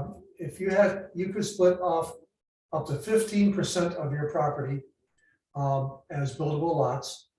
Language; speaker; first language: English; native; English